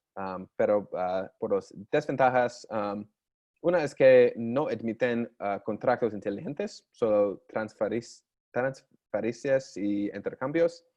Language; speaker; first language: Spanish; non-native, learner; English